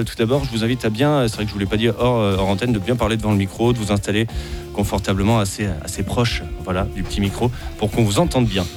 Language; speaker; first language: French; native; French